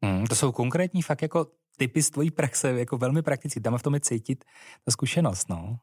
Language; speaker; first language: Czech; native; Czech